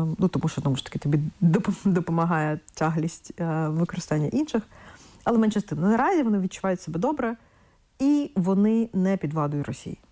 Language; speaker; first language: Ukrainian; non-native, local second language; Russian